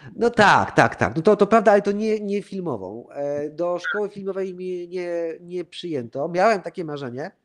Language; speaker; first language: Polish; early bilingual, heritage; Polish